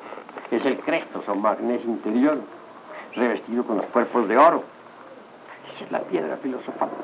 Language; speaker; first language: Spanish; native; Spanish